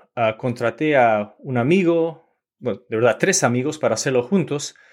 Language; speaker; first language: Spanish; early bilingual, heritage; Spanish